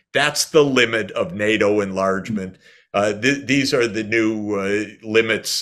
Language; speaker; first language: English; native; English